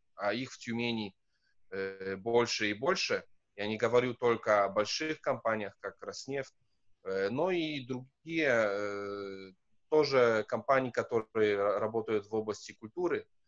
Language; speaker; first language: Russian; non-native, fluent; Polish